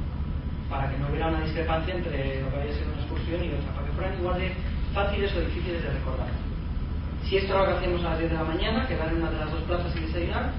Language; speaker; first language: Spanish; native; Spanish